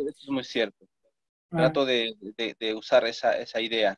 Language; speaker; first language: Portuguese; non-native, learner; Spanish